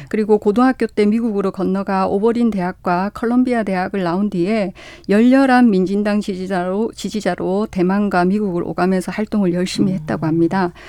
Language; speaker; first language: Korean; native; Korean